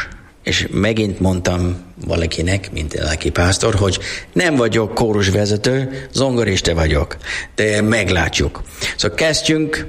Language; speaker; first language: Hungarian; non-native, learner; English